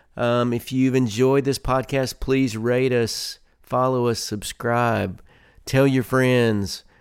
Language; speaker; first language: English; native; English